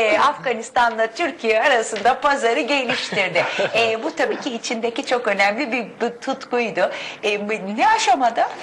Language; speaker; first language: Turkish; native; Turkish